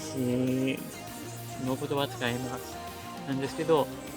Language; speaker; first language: Japanese; non-native, learner; English